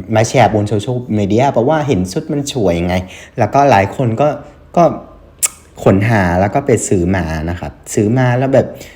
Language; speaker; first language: Thai; non-native, fluent; Vietnamese